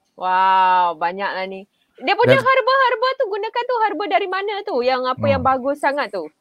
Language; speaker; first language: Malay; native; Malay